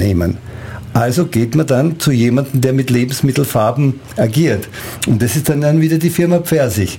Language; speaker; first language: German; native; German